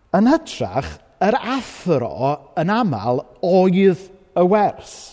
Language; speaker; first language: Welsh; native; Welsh